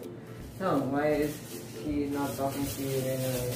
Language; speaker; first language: English; non-native, local second language; Filipino